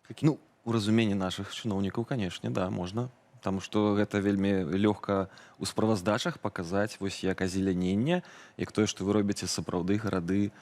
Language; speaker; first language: Belarusian; native; Belarusian